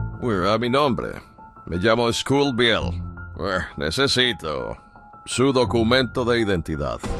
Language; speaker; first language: Spanish; non-native, fluent; Polish